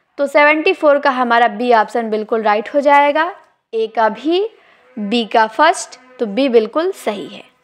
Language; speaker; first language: Hindi; native; Hindi